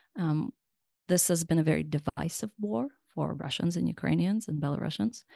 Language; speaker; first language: English; non-native, fluent; Russian